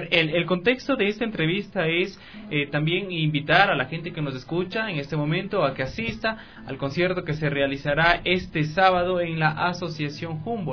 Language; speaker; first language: Spanish; native; Spanish